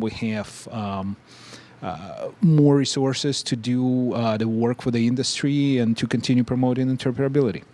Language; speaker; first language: English; non-native, fluent; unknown